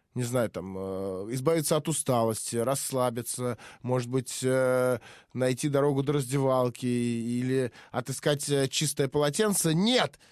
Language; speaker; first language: Russian; native; Russian